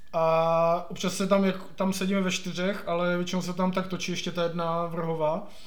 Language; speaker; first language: Czech; native; Czech